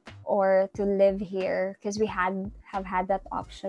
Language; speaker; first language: English; non-native, local second language; Cebuano